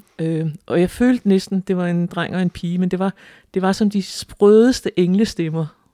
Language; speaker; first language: Danish; native; Danish